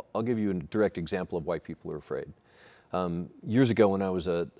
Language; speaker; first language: English; native; English